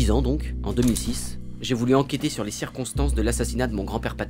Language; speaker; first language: French; native; French